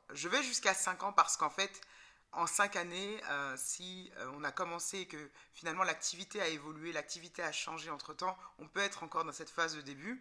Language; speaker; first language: French; native; French